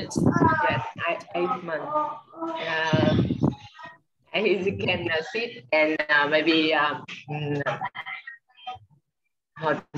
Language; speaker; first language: English; non-native, learner; Vietnamese